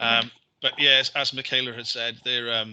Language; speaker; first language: English; native; English